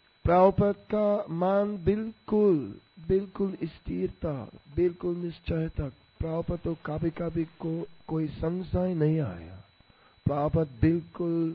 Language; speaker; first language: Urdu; non-native, learner; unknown